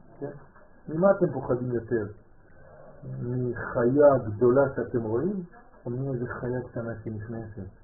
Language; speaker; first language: Hebrew; non-native, fluent; French